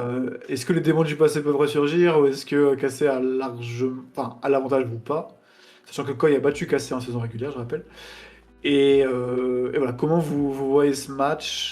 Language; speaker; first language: French; native; French